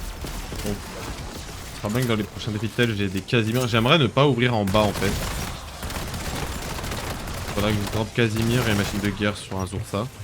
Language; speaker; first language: French; native; French